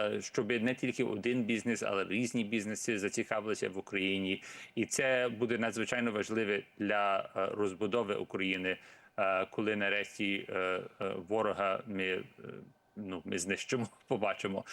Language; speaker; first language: Ukrainian; early bilingual, heritage; Ukrainian